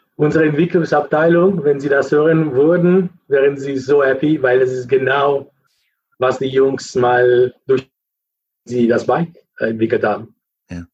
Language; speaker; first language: German; non-native, fluent; Italian